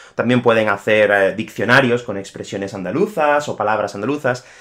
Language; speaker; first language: Spanish; native; Spanish